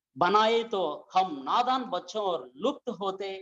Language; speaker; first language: Hindi; non-native, local second language; Telugu